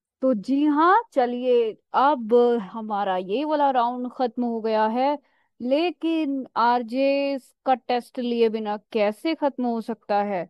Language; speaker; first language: Hindi; native; Hindi